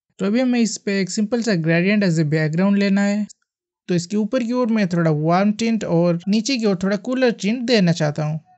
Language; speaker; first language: Hindi; native; Hindi